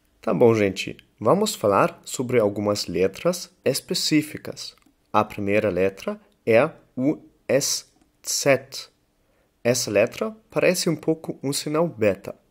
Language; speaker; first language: Portuguese; non-native, fluent; German